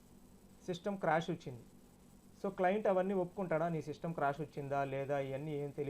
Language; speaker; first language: Telugu; native; Telugu